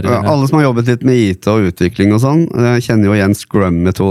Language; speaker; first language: Norwegian; native; Norwegian